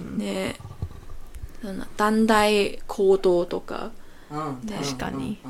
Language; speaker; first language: Japanese; non-native, learner; Cantonese